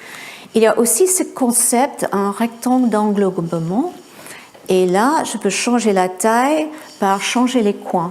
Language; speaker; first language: French; non-native, fluent; English